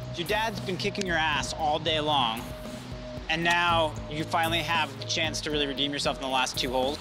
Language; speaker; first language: English; native; English